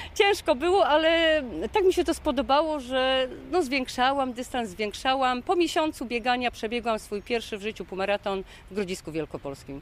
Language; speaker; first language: Polish; native; Polish